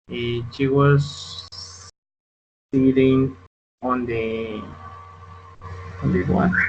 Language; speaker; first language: English; non-native, learner; Spanish